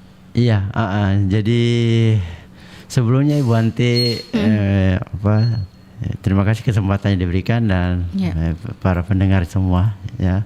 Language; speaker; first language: Indonesian; native; Indonesian